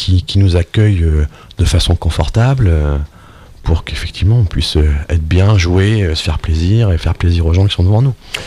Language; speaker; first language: French; native; French